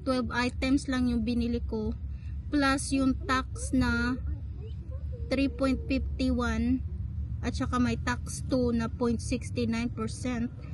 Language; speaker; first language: Filipino; native; Filipino